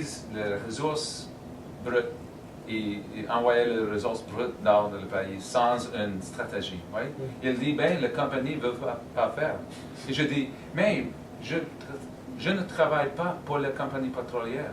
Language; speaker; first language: French; non-native, learner; English